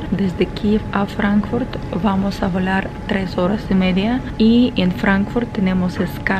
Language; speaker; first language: Spanish; non-native, fluent; Ukrainian